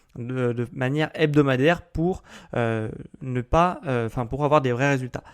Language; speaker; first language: French; native; French